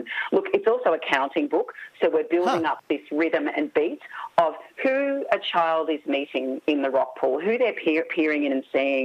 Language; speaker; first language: English; native; English